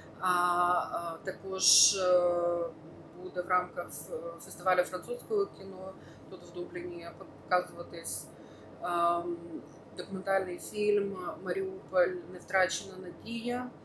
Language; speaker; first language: Ukrainian; native; Ukrainian